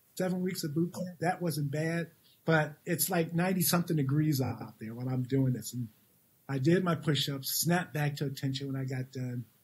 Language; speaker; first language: English; native; English